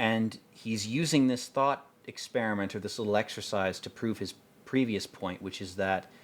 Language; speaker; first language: English; native; English